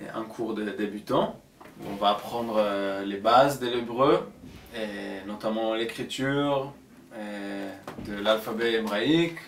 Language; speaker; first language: French; non-native, fluent; Hebrew